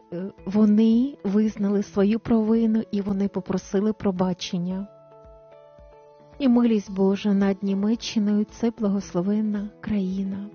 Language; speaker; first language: Ukrainian; native; Ukrainian